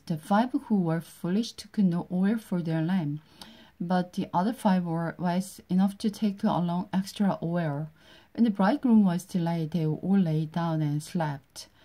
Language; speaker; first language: English; non-native, learner; Korean